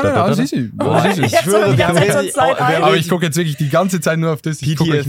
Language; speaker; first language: German; native; German